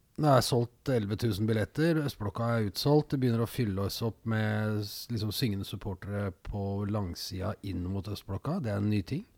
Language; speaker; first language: Norwegian; native; Norwegian